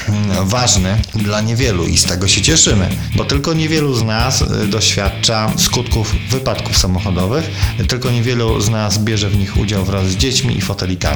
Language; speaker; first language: Polish; native; Polish